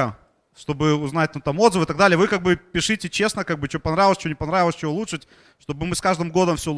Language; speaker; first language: Russian; native; Russian